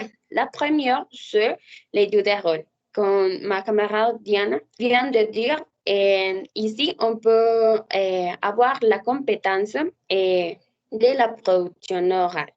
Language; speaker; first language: French; non-native, learner; Spanish